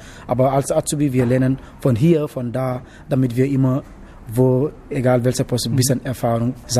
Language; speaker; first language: German; non-native, fluent; Wolof